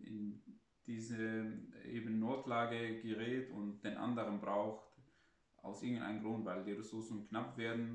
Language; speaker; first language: German; non-native, fluent; Arabic